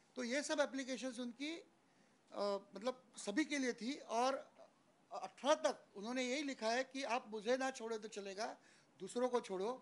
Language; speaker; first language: Hindi; non-native, local second language; Marathi